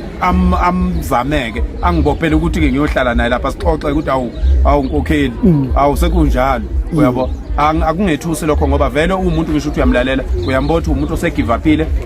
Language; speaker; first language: Zulu; native; Zulu